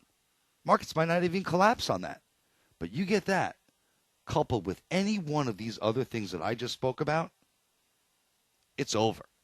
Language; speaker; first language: English; native; English